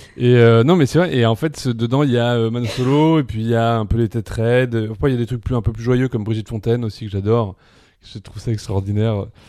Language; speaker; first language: French; early bilingual, other home language; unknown